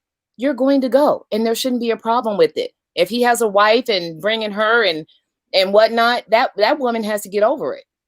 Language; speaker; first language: English; native; English